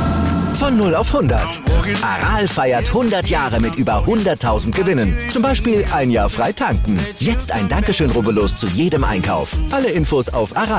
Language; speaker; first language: German; native; German